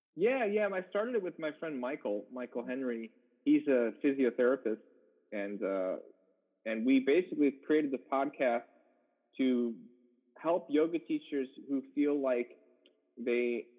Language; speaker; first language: English; native; English